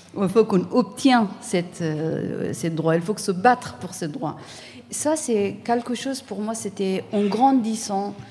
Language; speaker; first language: French; non-native, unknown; Persian